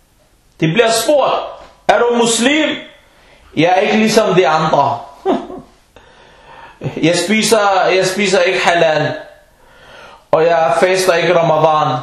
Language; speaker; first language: Danish; non-native, local second language; Arabic